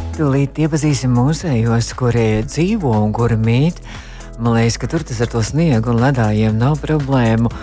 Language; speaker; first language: Latvian; native; Latvian